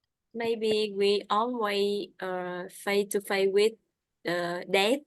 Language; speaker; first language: English; non-native, learner; Vietnamese